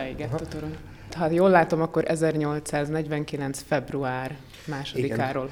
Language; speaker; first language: Hungarian; native; Hungarian